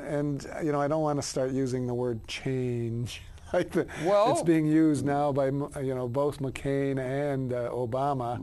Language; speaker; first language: English; native; English